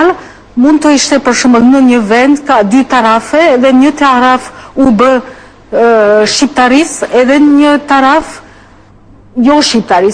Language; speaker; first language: Albanian; non-native, fluent; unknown